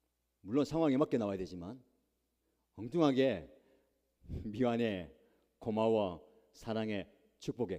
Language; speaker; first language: Korean; native; Korean